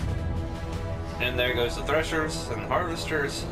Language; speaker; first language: English; native; English